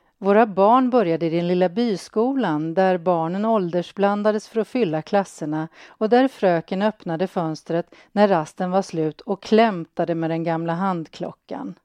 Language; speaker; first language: Swedish; native; Swedish